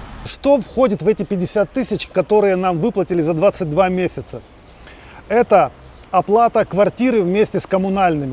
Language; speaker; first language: Russian; native; Russian